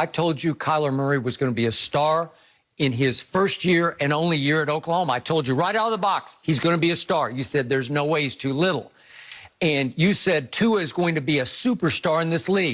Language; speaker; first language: English; native; English